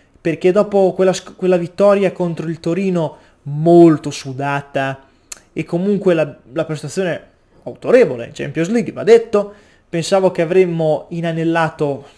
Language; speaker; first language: Italian; native; Italian